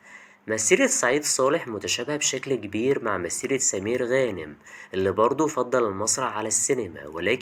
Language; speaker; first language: Arabic; native; Arabic